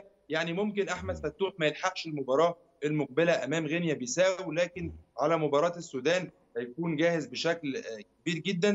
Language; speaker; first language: Arabic; native; Arabic